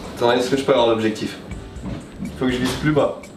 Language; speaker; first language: French; native; French